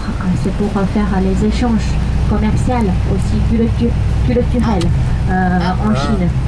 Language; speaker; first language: French; non-native, fluent; Chinese